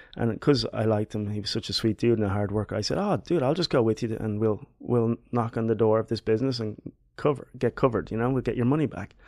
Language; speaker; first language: English; native; English